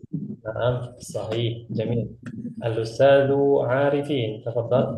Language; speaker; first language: Arabic; non-native, fluent; Indonesian